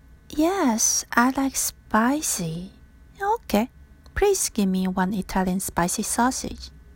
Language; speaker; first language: English; non-native, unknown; Min Nan Chinese